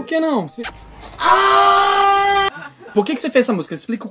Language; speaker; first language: Portuguese; native; Portuguese